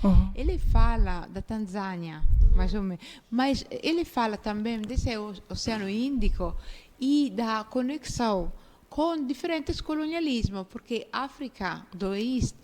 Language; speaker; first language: Portuguese; non-native, fluent; Italian